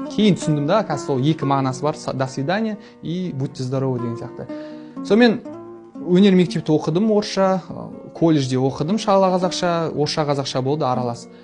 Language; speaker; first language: Kazakh; non-native, local second language; Russian